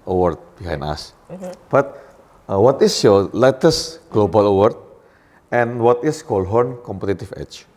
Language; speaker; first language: English; non-native, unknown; Indonesian